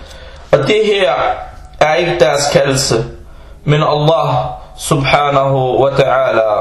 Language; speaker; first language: Danish; early bilingual, other home language; Arabic